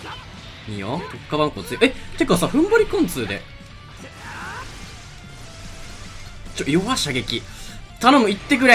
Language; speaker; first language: Japanese; native; Japanese